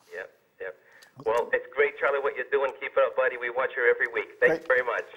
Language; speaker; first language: English; native; English